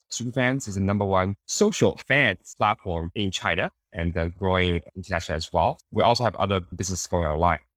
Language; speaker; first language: English; early bilingual, other home language; Chinese